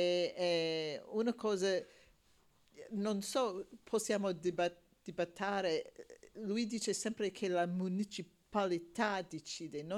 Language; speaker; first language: Italian; non-native, learner; English